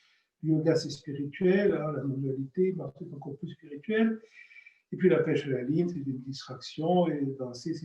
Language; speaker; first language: French; native; French